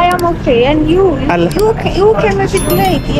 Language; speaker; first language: English; non-native, learner; Persian